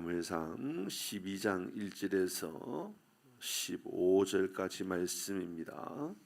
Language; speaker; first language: Korean; native; Korean